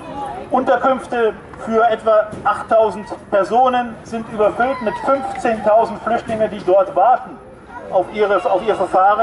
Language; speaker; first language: German; native; German